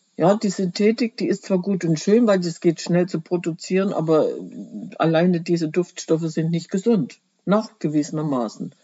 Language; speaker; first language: German; native; German